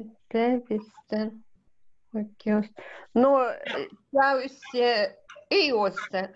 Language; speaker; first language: Finnish; non-native, learner; Russian